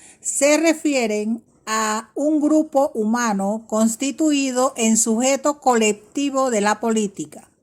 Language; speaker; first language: Spanish; native; Spanish